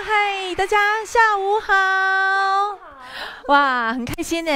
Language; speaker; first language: Chinese; native; Chinese